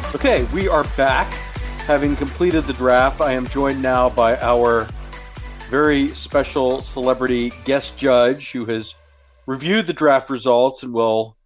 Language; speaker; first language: English; native; English